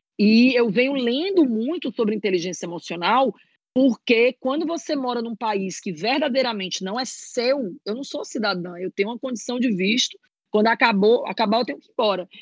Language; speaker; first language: Portuguese; native; Portuguese